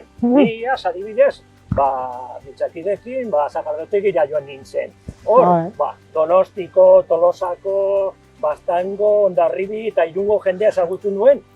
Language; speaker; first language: Basque; non-native, fluent; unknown